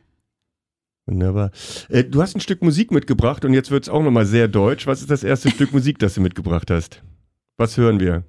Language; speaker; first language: German; native; German